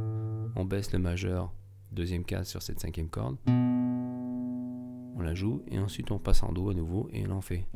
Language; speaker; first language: French; native; French